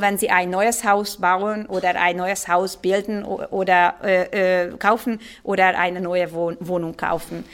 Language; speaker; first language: German; non-native, fluent; Hungarian